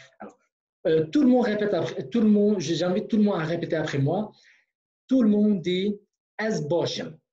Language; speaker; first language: French; non-native, fluent; Kurdish